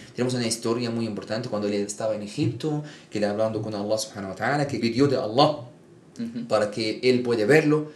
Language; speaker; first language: Spanish; non-native, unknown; Arabic